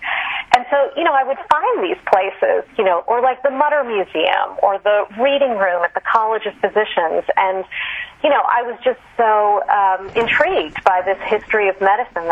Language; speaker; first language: English; native; English